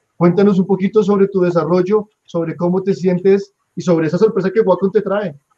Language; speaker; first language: Spanish; native; Spanish